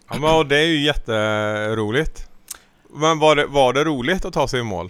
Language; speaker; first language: Swedish; native; Swedish